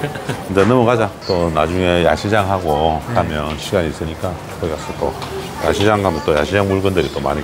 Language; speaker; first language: Korean; native; Korean